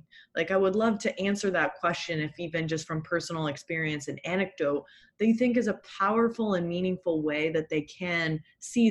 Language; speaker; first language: English; native; English